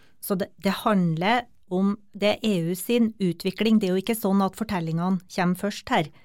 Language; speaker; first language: Norwegian; native; Norwegian